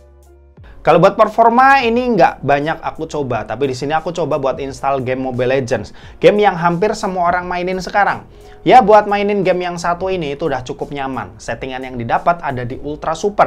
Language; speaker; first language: Indonesian; native; Indonesian